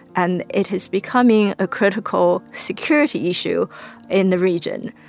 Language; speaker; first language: English; non-native, fluent; Chinese